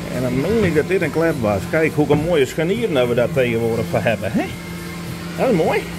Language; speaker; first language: Dutch; non-native, local second language; Western Frisian